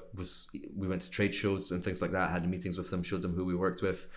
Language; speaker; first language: English; native; English